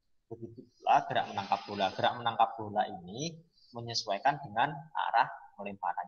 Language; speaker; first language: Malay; non-native, local second language; Javanese